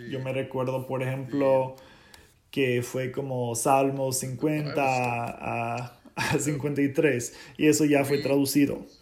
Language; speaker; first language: Spanish; non-native, fluent; English